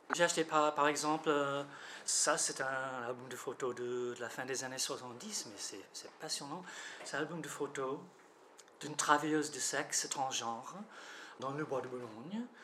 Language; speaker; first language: French; non-native, fluent; English